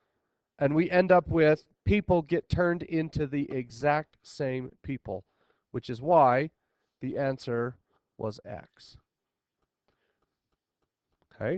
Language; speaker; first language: English; native; English